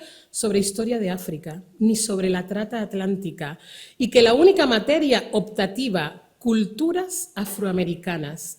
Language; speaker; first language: Spanish; native; Spanish